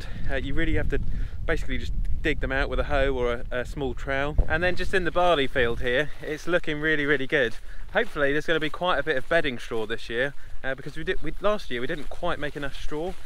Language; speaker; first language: English; native; English